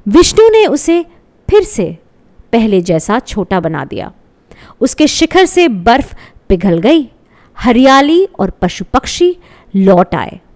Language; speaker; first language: Hindi; non-native, local second language; Bangla